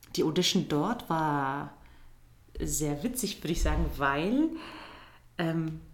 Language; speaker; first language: German; native; German